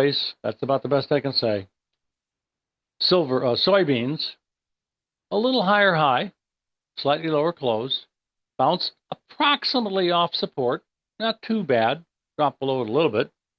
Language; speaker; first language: English; native; English